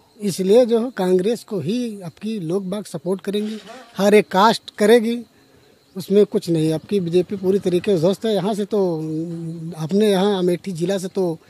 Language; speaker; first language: Hindi; native; Hindi